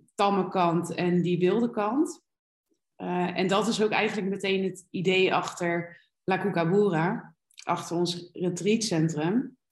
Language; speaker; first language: Dutch; native; Dutch